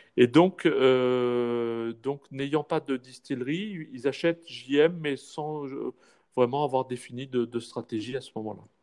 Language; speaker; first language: French; native; French